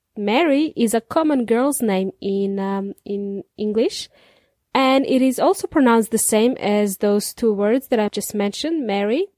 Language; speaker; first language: English; non-native, fluent; Serbian